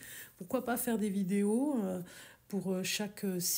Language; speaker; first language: French; native; French